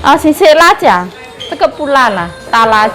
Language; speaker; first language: Chinese; non-native, learner; Indonesian